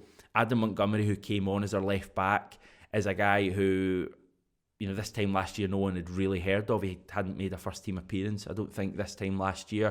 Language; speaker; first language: English; native; English